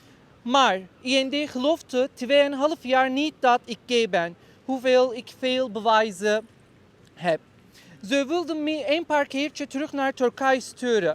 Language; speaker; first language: Dutch; non-native, fluent; Turkish